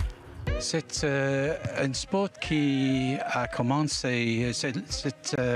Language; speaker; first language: French; non-native, learner; English